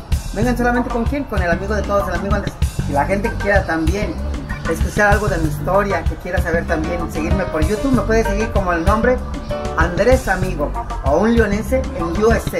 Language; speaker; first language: Spanish; native; Spanish